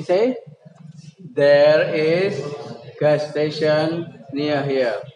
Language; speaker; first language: English; non-native, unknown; Indonesian